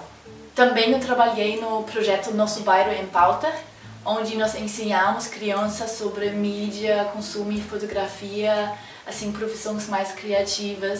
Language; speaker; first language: Portuguese; non-native, fluent; German